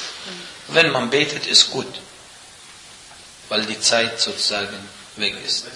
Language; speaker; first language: German; non-native, fluent; Arabic